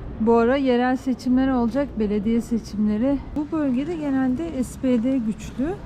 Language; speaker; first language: Turkish; native; Turkish